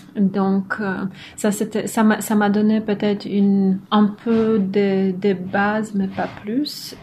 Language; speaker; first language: French; non-native, fluent; Polish